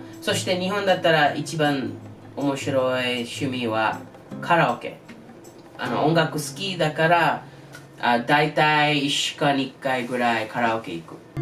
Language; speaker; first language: Japanese; non-native, learner; English